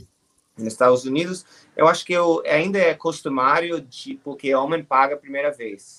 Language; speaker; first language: Portuguese; non-native, learner; English